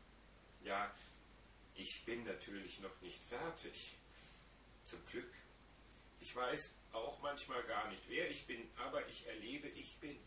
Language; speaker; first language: German; native; German